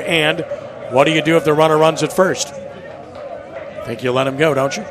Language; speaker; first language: English; native; English